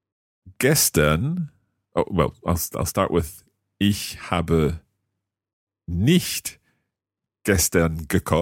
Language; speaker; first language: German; non-native, learner; English